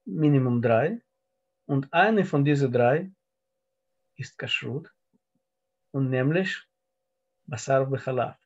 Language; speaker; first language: German; non-native, learner; Russian